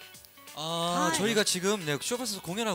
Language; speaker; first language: Korean; native; Korean